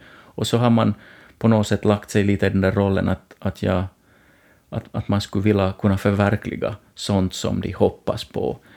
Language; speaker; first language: Swedish; native; Swedish